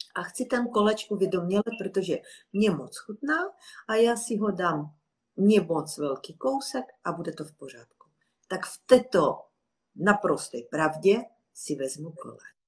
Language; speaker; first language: Czech; non-native, fluent; Russian